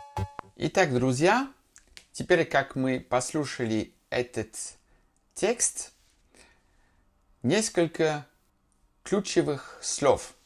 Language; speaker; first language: Russian; non-native, fluent; French